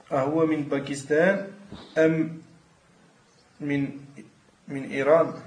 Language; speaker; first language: Arabic; non-native, learner; French